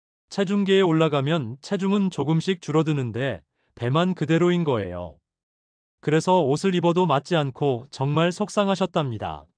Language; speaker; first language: Korean; native; Korean